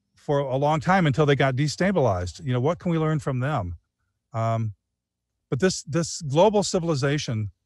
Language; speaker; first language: English; native; English